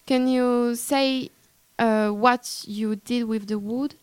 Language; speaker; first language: English; non-native, learner; French